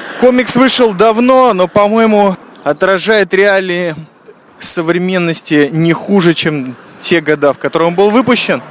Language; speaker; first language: Russian; native; Russian